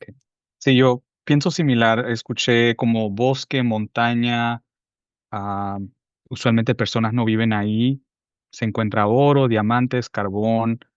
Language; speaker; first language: Spanish; non-native, fluent; English